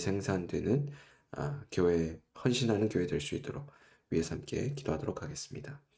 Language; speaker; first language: Korean; native; Korean